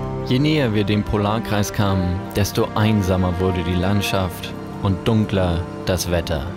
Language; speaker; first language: German; native; German